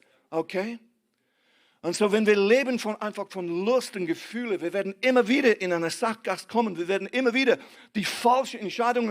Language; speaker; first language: German; non-native, fluent; English